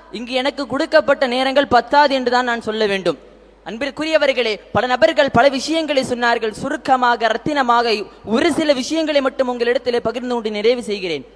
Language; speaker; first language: Tamil; non-native, local second language; Malayalam